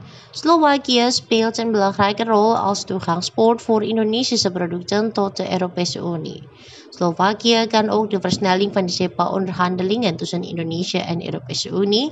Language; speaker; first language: Dutch; non-native, fluent; Indonesian